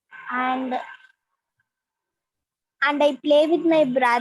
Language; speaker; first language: English; non-native, learner; Tamil